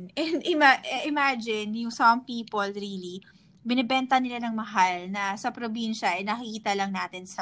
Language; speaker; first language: English; non-native, local second language; Hiligaynon